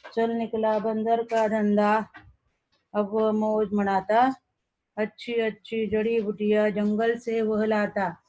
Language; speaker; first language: Hindi; non-native, local second language; Marathi